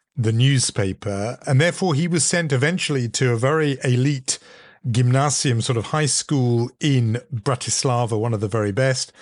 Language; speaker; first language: English; native; English